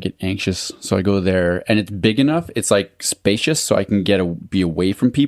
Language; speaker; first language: English; native; English